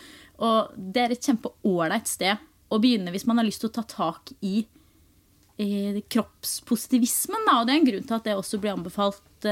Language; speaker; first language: Norwegian; native; Norwegian